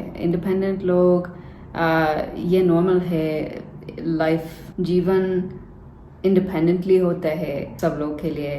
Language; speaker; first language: Hindi; non-native, learner; English